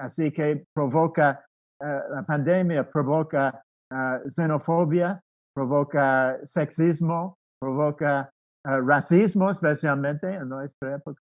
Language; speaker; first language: Spanish; non-native, fluent; English